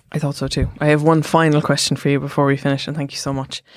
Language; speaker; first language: English; native; English